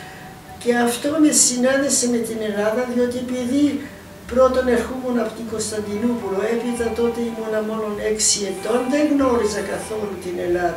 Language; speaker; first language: Greek; early bilingual, heritage; Greek